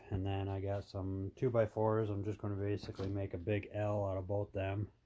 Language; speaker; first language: English; native; English